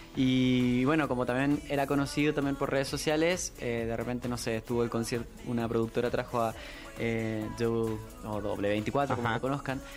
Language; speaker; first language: Spanish; native; Spanish